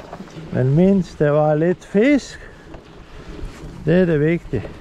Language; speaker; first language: Danish; non-native, learner; Estonian